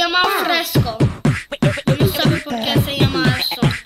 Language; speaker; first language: Spanish; early bilingual, heritage; English